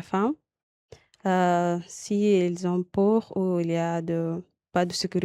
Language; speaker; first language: French; non-native, learner; Arabic